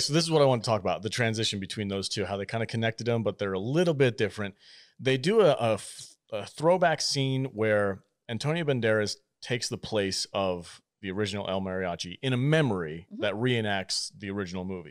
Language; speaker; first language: English; native; English